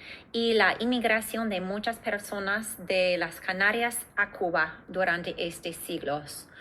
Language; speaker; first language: Spanish; non-native, fluent; English